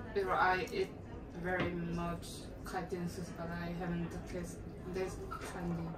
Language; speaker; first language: English; non-native, learner; Chinese